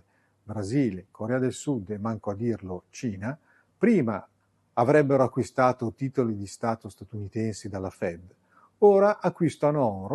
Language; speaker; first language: Italian; native; Italian